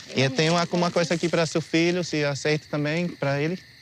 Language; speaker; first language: Portuguese; non-native, learner; English